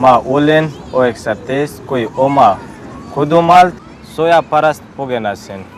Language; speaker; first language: Estonian; non-native, learner; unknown